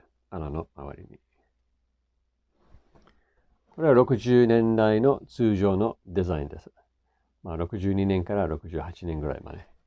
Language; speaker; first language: Japanese; non-native, fluent; English